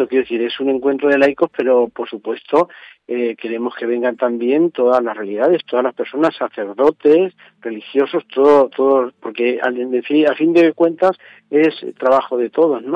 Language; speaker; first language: Spanish; native; Spanish